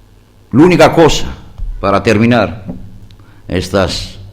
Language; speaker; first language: Spanish; non-native, learner; Greek